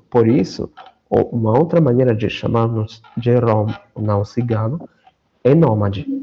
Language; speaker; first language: Portuguese; non-native, fluent; Romany